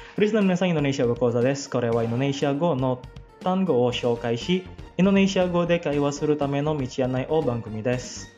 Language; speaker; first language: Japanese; non-native, fluent; Indonesian